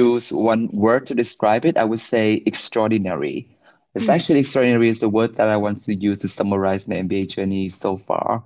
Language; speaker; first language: English; non-native, fluent; Vietnamese